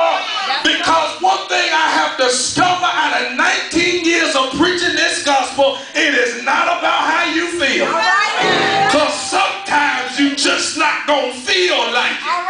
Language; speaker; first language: English; native; English